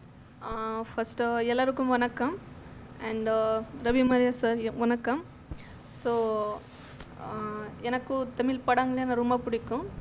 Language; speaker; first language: Tamil; non-native, learner; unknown